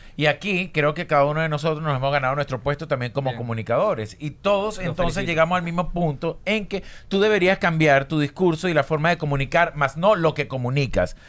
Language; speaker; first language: Spanish; native; Spanish